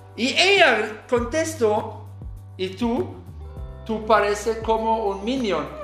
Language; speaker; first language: Spanish; non-native, learner; German